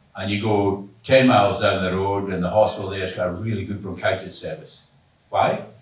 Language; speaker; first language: English; native; English